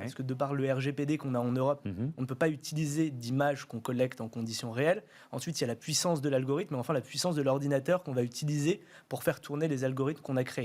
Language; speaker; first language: French; native; French